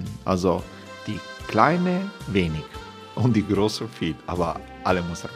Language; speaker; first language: German; non-native, learner; Croatian